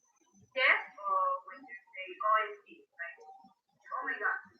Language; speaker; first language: English; non-native, learner; Spanish